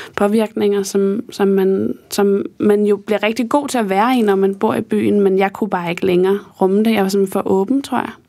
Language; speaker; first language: Danish; native; Danish